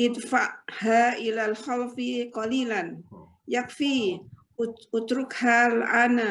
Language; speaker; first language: Arabic; non-native, learner; Indonesian